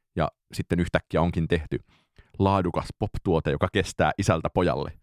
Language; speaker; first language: Finnish; native; Finnish